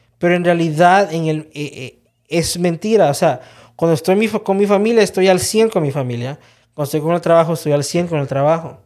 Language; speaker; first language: Spanish; early bilingual, heritage; Spanish